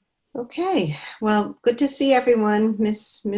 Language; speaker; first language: English; native; English